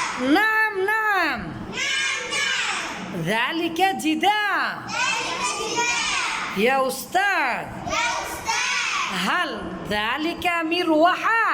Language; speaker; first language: Arabic; non-native, fluent; Bangla